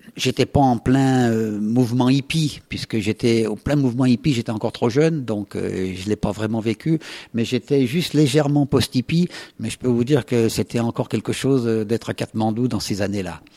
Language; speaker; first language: French; native; French